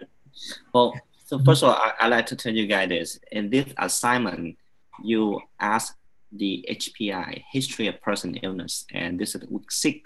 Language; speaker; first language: English; non-native, fluent; Vietnamese